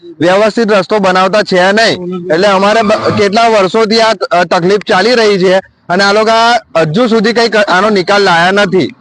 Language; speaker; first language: Gujarati; native; Gujarati